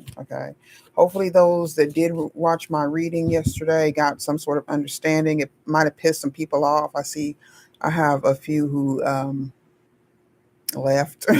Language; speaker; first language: English; native; English